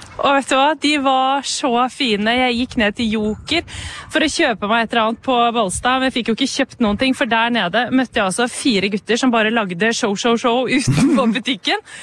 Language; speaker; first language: Norwegian; native; Norwegian